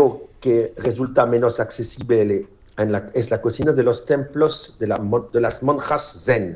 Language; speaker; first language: Spanish; non-native, fluent; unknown